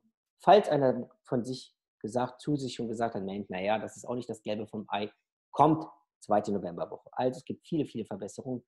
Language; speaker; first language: German; native; German